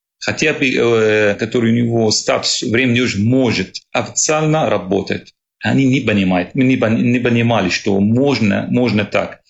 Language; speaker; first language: Russian; non-native, learner; Arabic